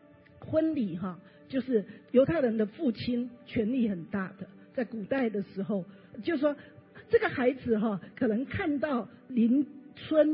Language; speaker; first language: Chinese; native; Chinese